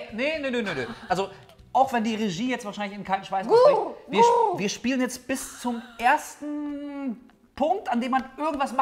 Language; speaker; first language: German; native; German